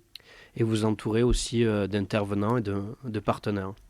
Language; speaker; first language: French; native; French